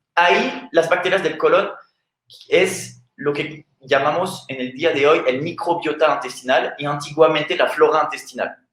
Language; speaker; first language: Spanish; non-native, fluent; French